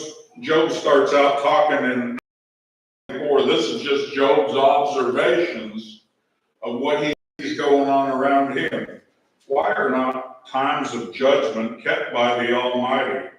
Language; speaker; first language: English; native; English